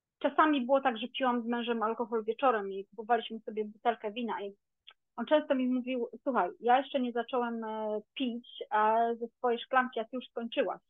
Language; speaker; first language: Polish; native; Polish